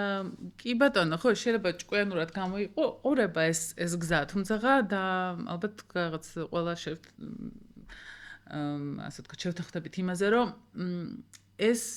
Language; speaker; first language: Georgian; native; Georgian